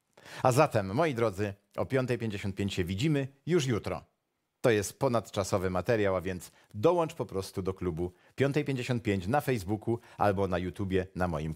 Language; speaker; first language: Polish; native; Polish